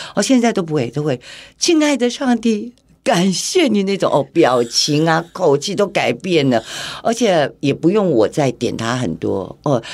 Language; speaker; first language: Chinese; native; Chinese